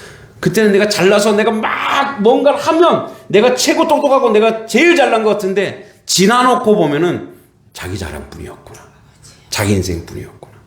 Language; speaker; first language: Korean; native; Korean